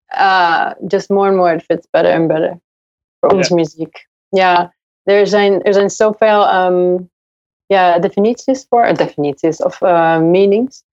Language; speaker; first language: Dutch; non-native, learner; English